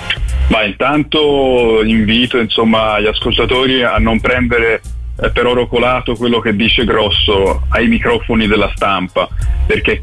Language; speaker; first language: Italian; native; Italian